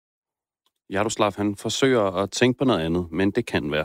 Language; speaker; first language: Danish; native; Danish